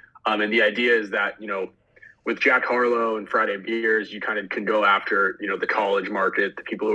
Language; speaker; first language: English; native; English